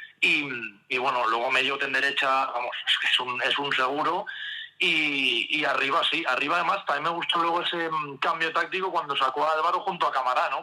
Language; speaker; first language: Spanish; native; Spanish